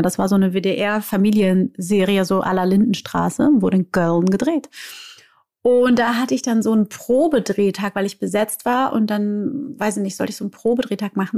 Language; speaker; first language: German; native; German